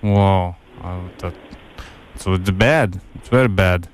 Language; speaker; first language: English; non-native, learner; Lithuanian